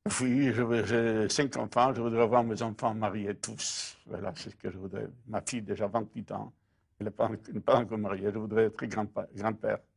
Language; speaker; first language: French; non-native, fluent; Polish